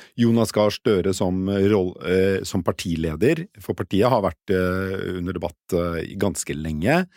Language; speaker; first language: Norwegian; native; Norwegian